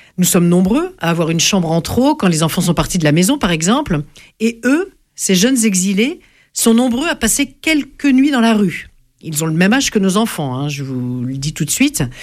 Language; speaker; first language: French; native; French